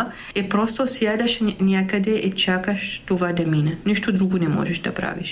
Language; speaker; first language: Bulgarian; non-native, fluent; Arabic